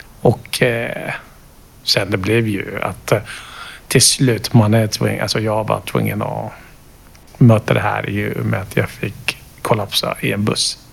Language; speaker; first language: Swedish; non-native, fluent; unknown